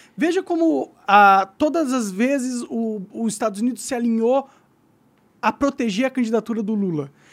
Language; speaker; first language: Portuguese; native; Portuguese